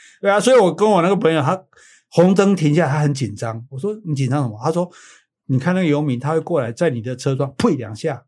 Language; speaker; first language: Chinese; native; Chinese